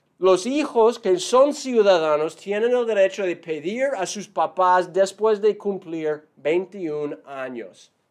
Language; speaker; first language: Spanish; non-native, fluent; English